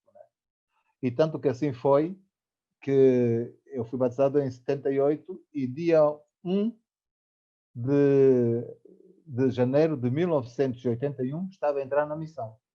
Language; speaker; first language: Portuguese; native; Portuguese